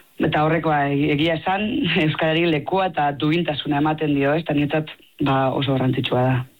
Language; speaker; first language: Basque; non-native, local second language; Spanish